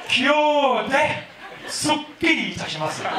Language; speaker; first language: Japanese; non-native, fluent; English